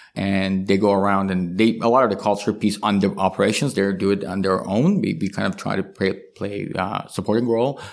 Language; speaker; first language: English; non-native, fluent; Persian